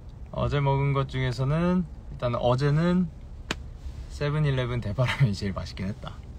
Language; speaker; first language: Korean; early bilingual, heritage; Korean